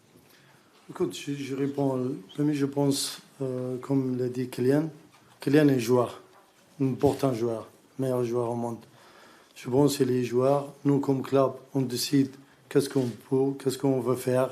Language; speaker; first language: French; non-native, learner; Arabic